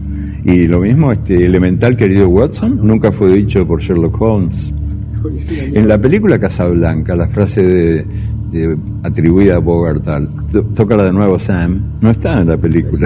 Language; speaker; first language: Spanish; native; Spanish